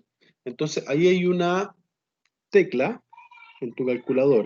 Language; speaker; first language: Spanish; native; Spanish